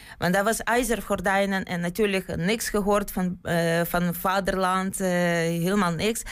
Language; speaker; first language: Dutch; non-native, fluent; Ukrainian